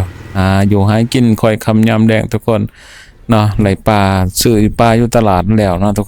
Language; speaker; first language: Thai; non-native, local second language; Northeastern Thai